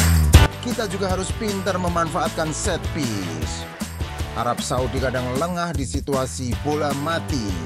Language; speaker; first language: Indonesian; native; Indonesian